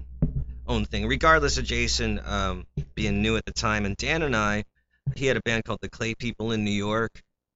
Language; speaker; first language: English; native; English